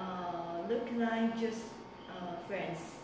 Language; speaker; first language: English; non-native, learner; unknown